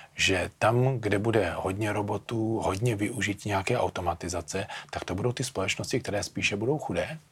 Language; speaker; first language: Czech; native; Czech